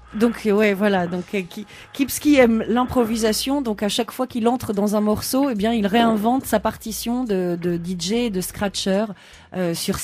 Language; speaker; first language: French; native; French